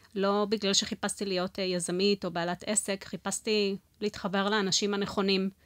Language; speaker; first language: Hebrew; non-native, fluent; Spanish